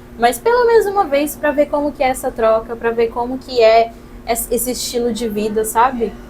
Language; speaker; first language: Portuguese; non-native, local second language; Kabuverdianu